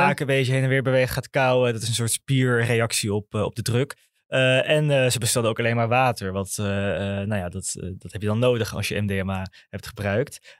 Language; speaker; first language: Dutch; native; Dutch